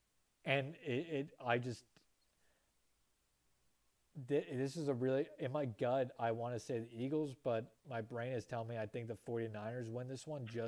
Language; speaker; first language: English; native; English